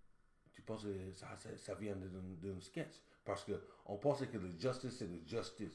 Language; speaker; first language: French; non-native, learner; English